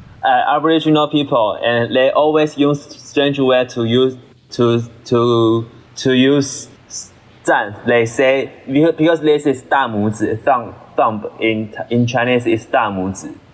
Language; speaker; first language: English; non-native, learner; Chinese